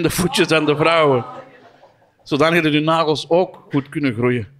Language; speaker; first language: Dutch; native; Dutch